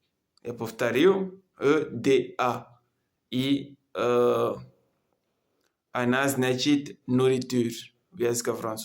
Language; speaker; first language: Russian; non-native, learner; Comorian